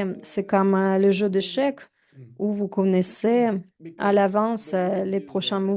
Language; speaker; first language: French; non-native, fluent; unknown